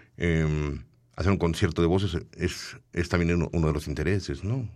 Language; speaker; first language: Spanish; native; Spanish